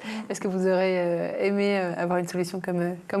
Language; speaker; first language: French; native; French